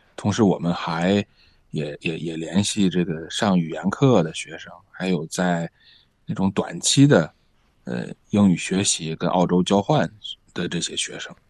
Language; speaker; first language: Chinese; native; Chinese